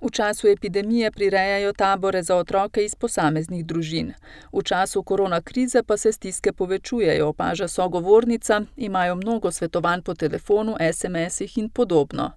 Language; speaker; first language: Slovenian; native; Slovenian